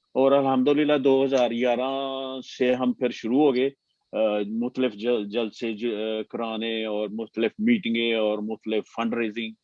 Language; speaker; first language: Urdu; non-native, local second language; Punjabi